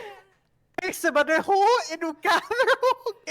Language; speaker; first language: Spanish; non-native, learner; English